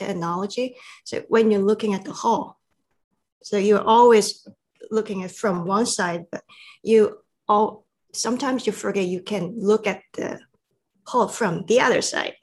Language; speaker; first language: English; non-native, fluent; Korean